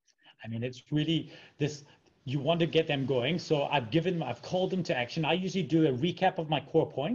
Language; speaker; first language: English; native; English